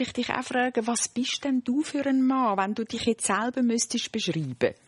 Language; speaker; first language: German; native; German